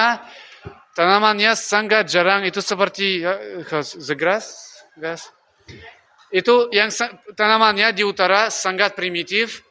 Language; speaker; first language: Indonesian; non-native, learner; Russian